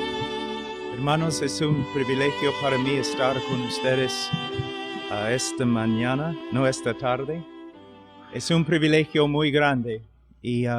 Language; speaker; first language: Spanish; non-native, fluent; English